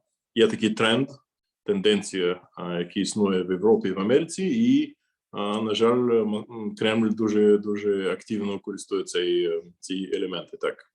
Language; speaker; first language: Ukrainian; non-native, fluent; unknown